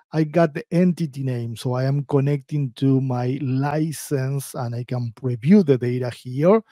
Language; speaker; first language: English; non-native, fluent; Spanish